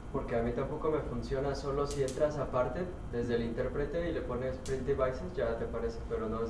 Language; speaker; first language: Spanish; native; Spanish